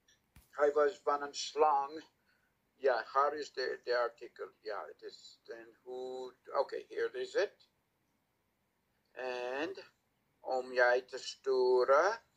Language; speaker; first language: Dutch; non-native, learner; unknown